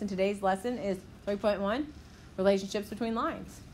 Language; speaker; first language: English; native; English